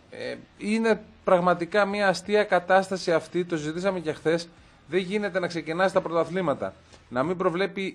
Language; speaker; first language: Greek; native; Greek